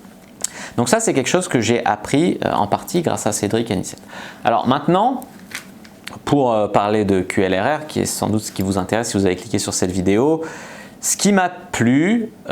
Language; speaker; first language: French; native; French